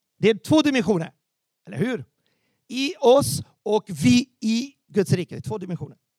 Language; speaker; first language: Swedish; non-native, fluent; Portuguese